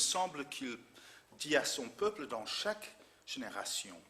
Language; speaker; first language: French; non-native, fluent; English